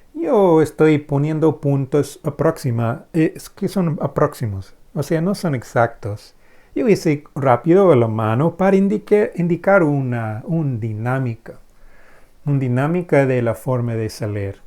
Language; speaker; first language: Spanish; non-native, fluent; English